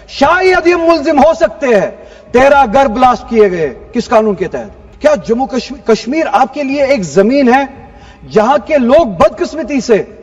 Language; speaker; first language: Urdu; non-native, local second language; Kashmiri